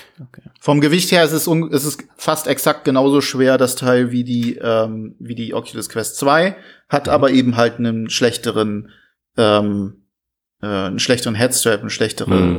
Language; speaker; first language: German; native; German